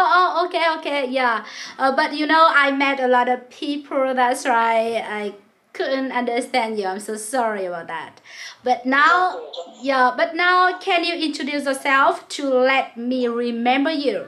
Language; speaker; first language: English; non-native, local second language; Vietnamese